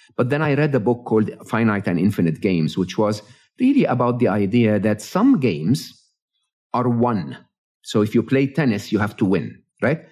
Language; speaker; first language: English; non-native, fluent; Arabic